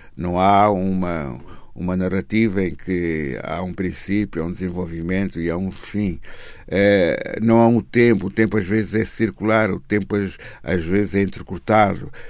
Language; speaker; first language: Portuguese; native; Portuguese